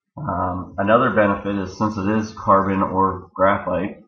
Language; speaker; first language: English; native; English